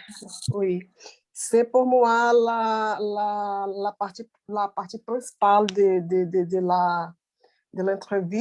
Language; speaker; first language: French; non-native, learner; Portuguese